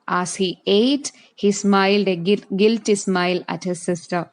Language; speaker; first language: English; non-native, local second language; Malayalam